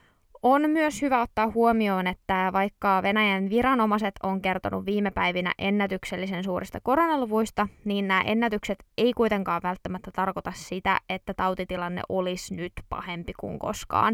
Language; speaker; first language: Finnish; native; Finnish